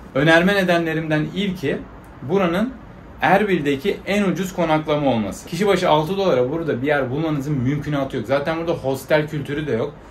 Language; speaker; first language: Turkish; native; Turkish